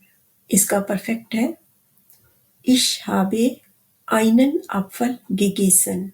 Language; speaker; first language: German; non-native, fluent; Urdu